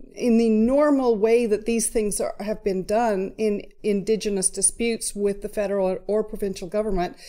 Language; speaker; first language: English; native; English